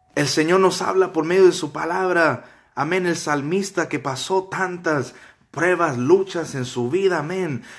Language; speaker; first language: Spanish; early bilingual, heritage; Spanish